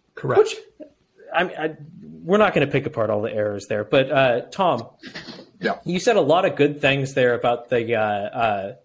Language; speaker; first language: English; native; English